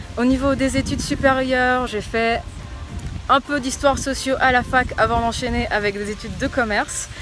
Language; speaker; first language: French; early bilingual, other home language; Portuguese